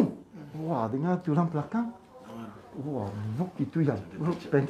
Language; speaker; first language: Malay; non-native, local second language; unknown